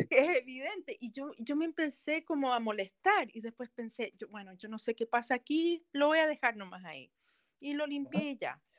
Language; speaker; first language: Spanish; early bilingual, heritage; Spanish